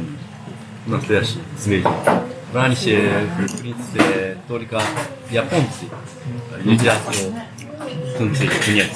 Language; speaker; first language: Russian; non-native, learner; Japanese